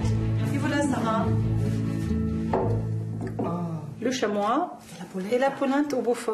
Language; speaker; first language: French; native; French